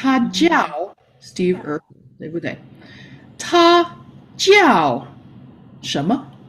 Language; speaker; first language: Chinese; non-native, fluent; English